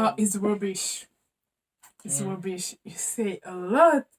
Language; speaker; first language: English; non-native, learner; French